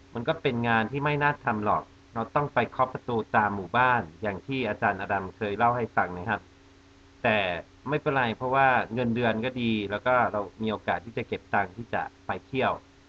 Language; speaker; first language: Thai; non-native, fluent; English